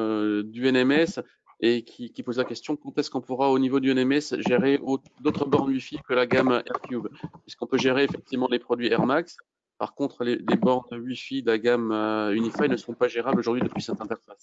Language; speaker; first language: French; native; French